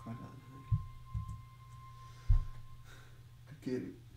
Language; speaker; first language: Japanese; non-native, learner; English